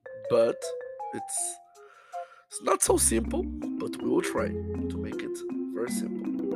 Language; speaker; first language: English; non-native, fluent; Portuguese